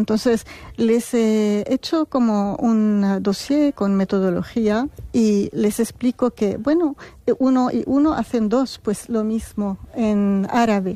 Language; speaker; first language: Spanish; non-native, fluent; Arabic